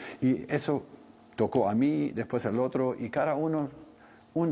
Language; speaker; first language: Spanish; non-native, local second language; German